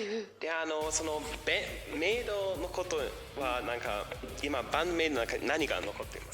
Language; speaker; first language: Japanese; non-native, fluent; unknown